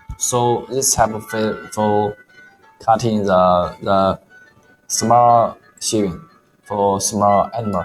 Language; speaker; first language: English; non-native, learner; Chinese